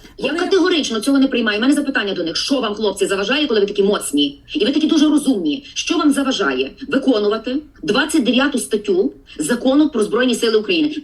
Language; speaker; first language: Ukrainian; native; Ukrainian